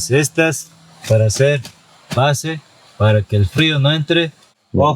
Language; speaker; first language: Spanish; non-native, local second language; Quechua